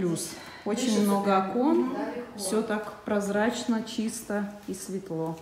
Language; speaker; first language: Russian; native; Russian